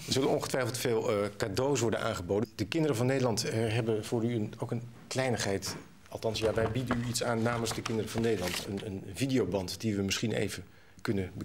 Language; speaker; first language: Dutch; native; Dutch